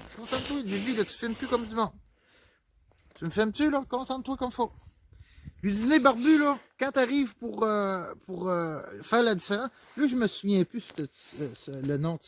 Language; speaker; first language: French; native; French